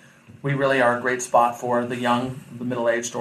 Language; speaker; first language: English; native; English